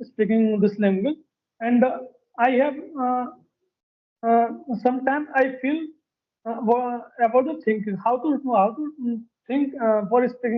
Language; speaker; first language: English; non-native, learner; Hindi